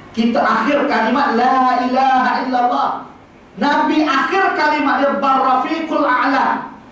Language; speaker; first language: Malay; native; Malay